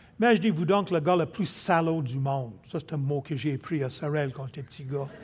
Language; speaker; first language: French; non-native, local second language; English